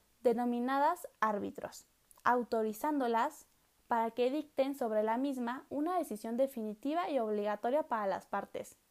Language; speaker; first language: Spanish; native; Spanish